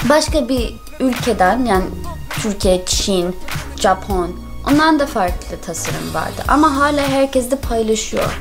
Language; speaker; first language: Turkish; non-native, learner; English